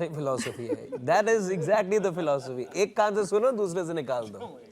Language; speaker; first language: Hindi; native; Hindi